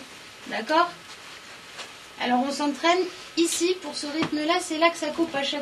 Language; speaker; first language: French; native; French